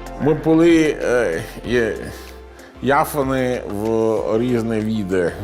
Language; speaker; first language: Ukrainian; non-native, learner; Italian